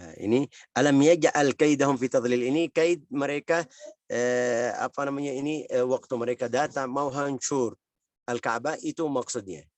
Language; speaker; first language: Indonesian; non-native, learner; Arabic